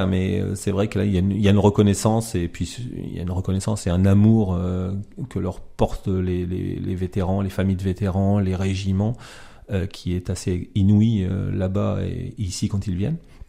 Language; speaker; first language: French; native; French